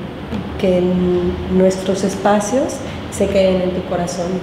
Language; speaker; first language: Spanish; native; Spanish